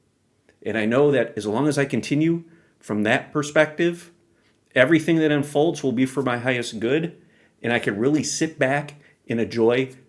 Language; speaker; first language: English; native; English